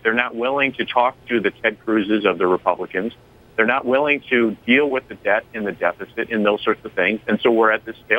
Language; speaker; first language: English; native; English